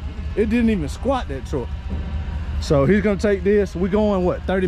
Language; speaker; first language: English; native; English